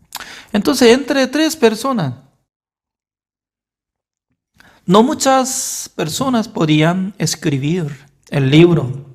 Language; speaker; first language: Spanish; non-native, fluent; Korean